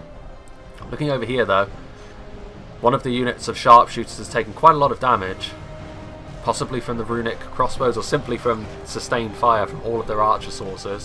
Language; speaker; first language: English; native; English